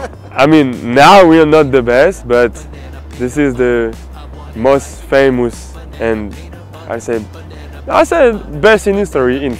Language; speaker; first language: English; non-native, fluent; French